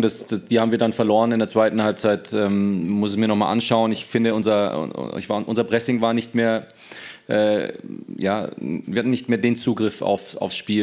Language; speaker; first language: German; native; German